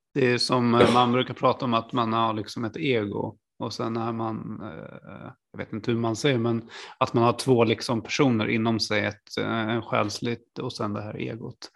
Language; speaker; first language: Swedish; native; Swedish